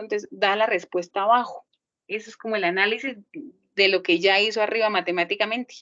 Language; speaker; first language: Spanish; native; Spanish